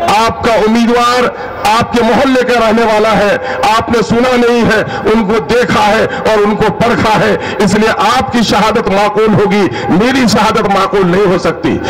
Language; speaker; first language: Urdu; native; Urdu